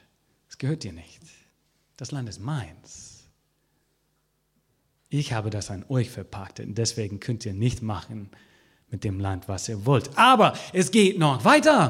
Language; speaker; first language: German; non-native, fluent; English